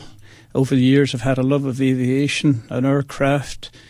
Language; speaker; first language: English; native; English